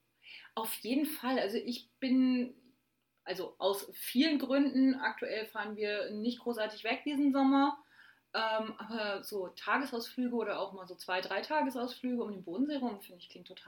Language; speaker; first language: German; native; German